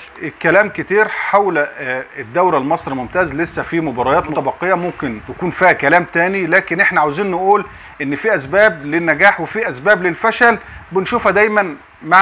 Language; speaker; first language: Arabic; native; Arabic